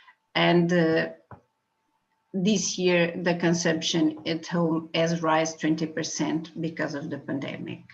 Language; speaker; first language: English; non-native, fluent; Portuguese